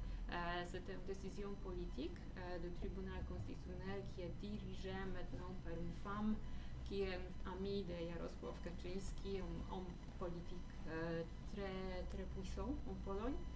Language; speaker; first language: French; non-native, fluent; Polish